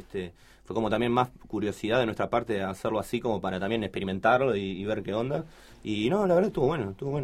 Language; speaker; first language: Spanish; native; Spanish